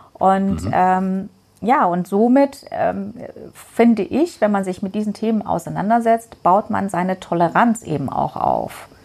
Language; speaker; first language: German; non-native, fluent; Persian